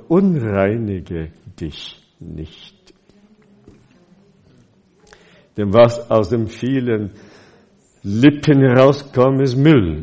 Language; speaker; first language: German; non-native, fluent; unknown